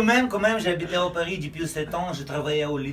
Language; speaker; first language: French; non-native, learner; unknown